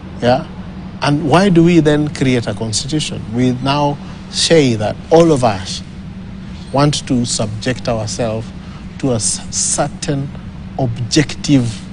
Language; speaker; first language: English; non-native, local second language; Swahili